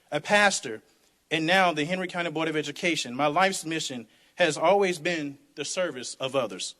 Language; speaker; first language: English; native; English